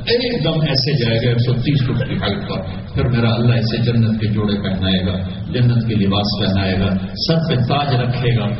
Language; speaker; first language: Urdu; non-native, local second language; Punjabi